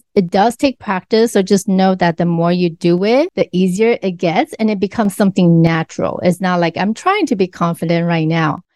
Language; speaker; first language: English; early bilingual, other home language; Chinese